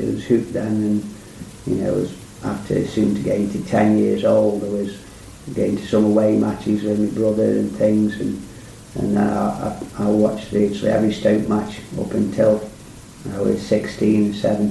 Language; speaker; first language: English; native; English